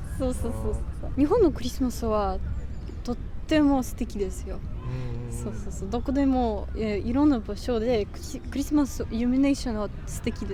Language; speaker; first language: Japanese; non-native, learner; Russian